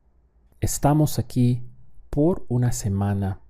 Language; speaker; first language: Spanish; non-native, fluent; English